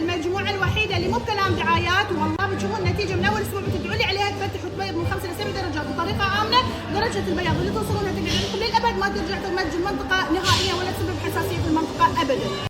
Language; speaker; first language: Arabic; native; Arabic